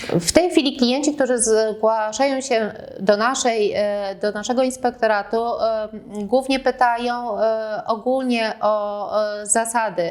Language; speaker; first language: Polish; native; Polish